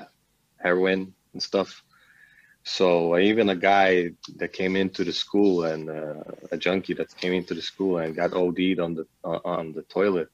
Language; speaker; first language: English; non-native, fluent; Swedish